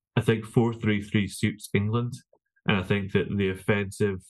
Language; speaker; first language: English; native; English